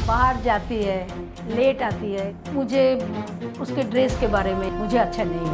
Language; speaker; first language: Hindi; non-native, local second language; Bangla